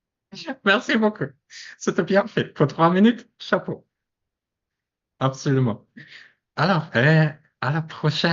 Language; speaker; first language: French; non-native, fluent; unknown